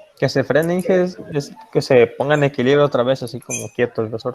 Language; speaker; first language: Spanish; native; Spanish